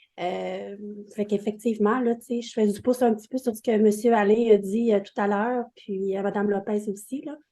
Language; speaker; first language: French; native; French